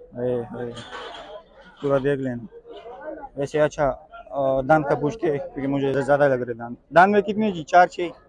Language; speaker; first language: Urdu; non-native, local second language; Pashto